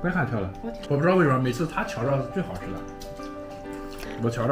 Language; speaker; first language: Chinese; non-native, fluent; English